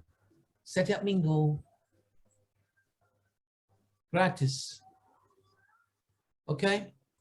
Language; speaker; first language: Indonesian; non-native, learner; English